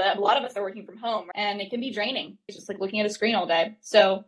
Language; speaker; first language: English; native; English